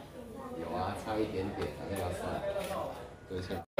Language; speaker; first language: Chinese; native; Chinese